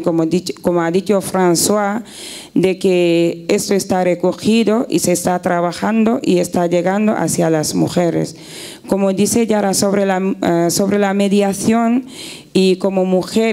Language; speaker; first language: Spanish; non-native, fluent; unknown